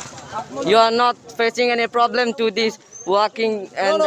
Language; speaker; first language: English; non-native, learner; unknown